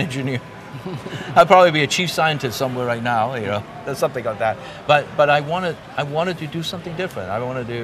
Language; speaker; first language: English; non-native, local second language; Cantonese